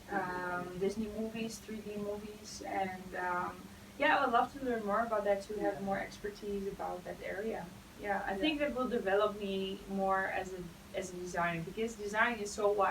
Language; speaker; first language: English; non-native, fluent; Dutch